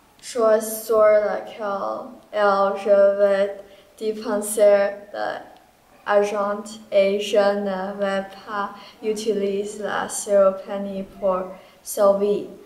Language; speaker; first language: French; non-native, learner; English